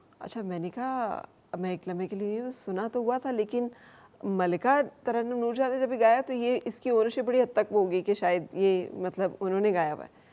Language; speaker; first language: Urdu; native; Urdu